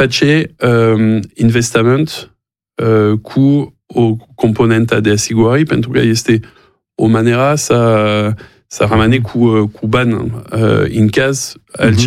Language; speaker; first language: Romanian; non-native, learner; French